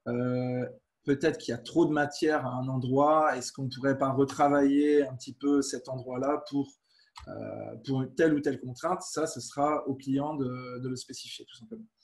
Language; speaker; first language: French; native; French